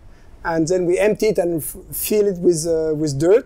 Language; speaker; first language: English; non-native, fluent; French